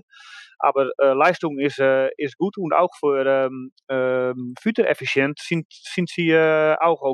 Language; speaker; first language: German; non-native, learner; Dutch